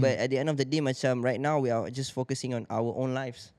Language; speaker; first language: English; non-native, local second language; Malay